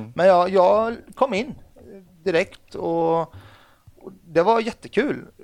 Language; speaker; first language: Swedish; early bilingual, other home language; Arabic